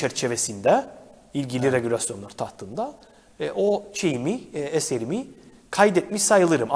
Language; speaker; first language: Turkish; native; Turkish